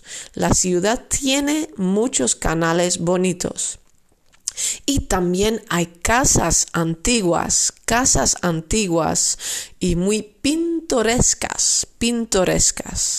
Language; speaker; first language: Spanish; non-native, fluent; Dutch